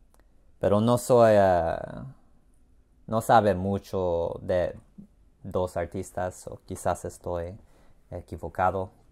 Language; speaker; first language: Spanish; non-native, learner; English